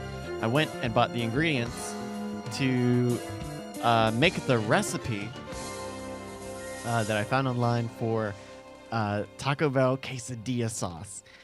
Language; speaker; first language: English; native; English